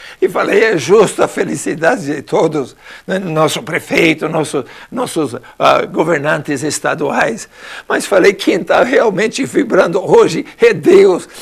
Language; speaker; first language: Portuguese; non-native, fluent; English